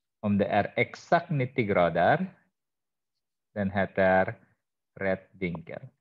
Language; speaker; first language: Swedish; non-native, fluent; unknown